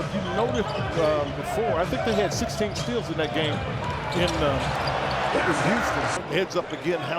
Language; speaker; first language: English; native; English